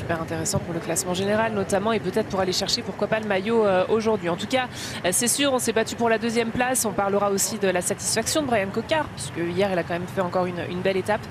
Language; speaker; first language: French; native; French